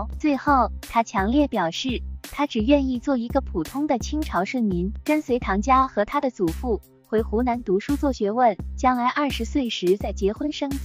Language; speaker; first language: Chinese; native; Chinese